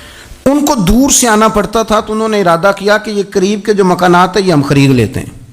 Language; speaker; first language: Urdu; native; Urdu